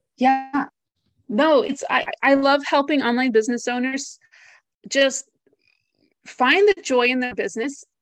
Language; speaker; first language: English; native; English